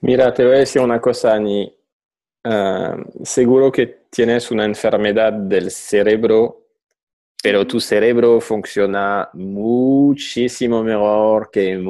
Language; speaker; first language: Spanish; non-native, fluent; French